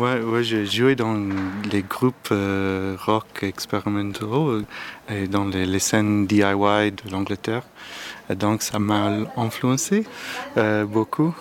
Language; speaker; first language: French; non-native, learner; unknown